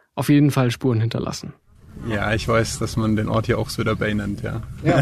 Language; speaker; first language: German; native; German